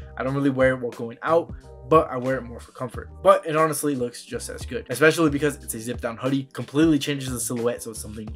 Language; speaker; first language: English; native; English